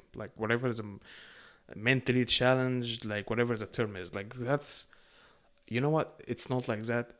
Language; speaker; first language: English; non-native, fluent; Arabic